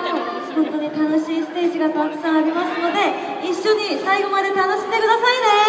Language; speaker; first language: Japanese; non-native, learner; Korean